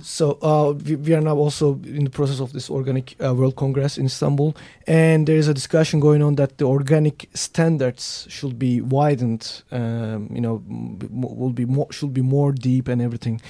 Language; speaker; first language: English; non-native, fluent; Turkish